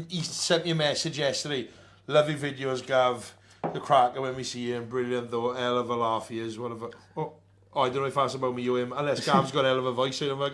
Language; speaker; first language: English; native; English